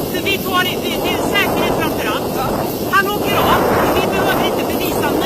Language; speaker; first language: Swedish; native; Swedish